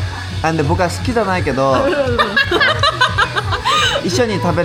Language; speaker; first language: Japanese; non-native, learner; Korean